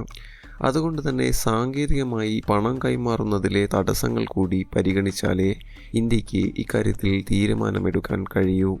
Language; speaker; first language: Malayalam; native; Malayalam